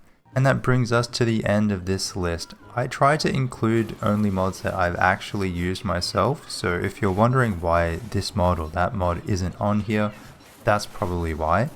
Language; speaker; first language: English; native; English